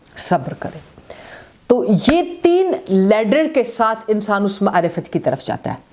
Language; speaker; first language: Urdu; native; Urdu